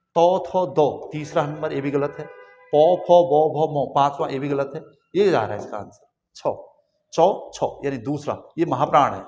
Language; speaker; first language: Hindi; native; Hindi